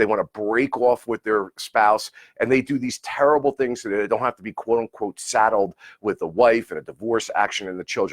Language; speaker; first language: English; native; English